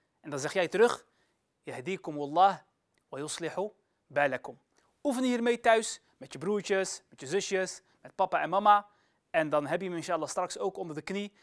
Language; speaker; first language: Dutch; early bilingual, other home language; Arabic